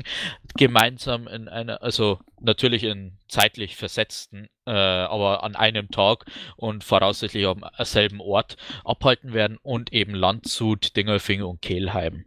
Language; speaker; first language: German; native; German